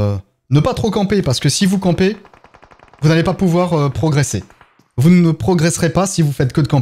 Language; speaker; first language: French; native; French